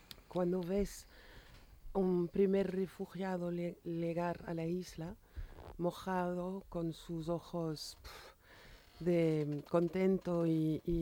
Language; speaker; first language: Spanish; non-native, fluent; French